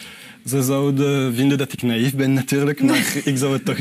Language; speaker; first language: Dutch; non-native, local second language; French